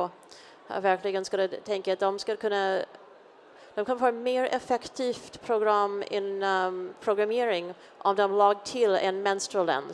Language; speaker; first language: Swedish; non-native, fluent; English